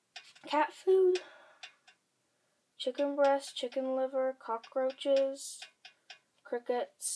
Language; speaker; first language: English; native; English